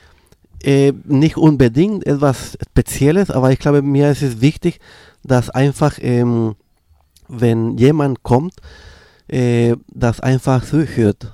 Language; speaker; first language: German; non-native, fluent; Spanish